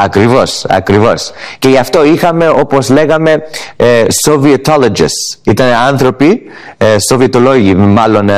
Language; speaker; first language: Greek; early bilingual, heritage; English